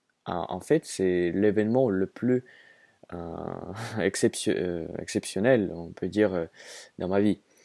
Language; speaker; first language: French; non-native, fluent; Russian